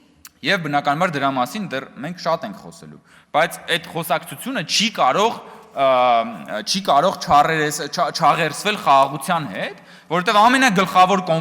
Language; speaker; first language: Armenian; native; Armenian